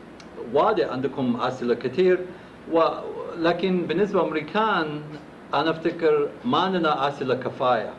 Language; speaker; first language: Arabic; non-native, fluent; English